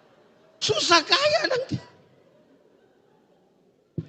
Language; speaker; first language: Malay; native; Malay